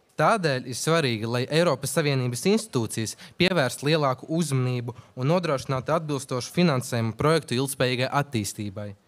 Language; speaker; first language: Latvian; non-native, local second language; Russian